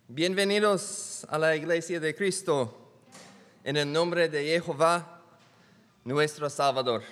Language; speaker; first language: Spanish; non-native, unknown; English